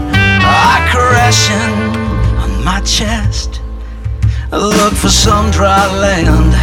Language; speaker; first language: Italian; native; Italian